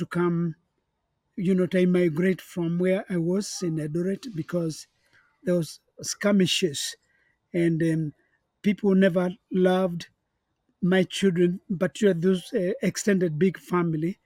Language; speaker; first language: English; non-native, local second language; Kamba